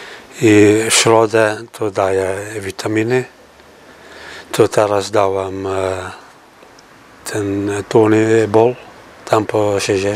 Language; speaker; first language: Polish; early bilingual, heritage; Polish